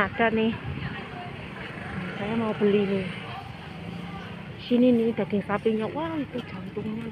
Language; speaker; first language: Indonesian; native; Indonesian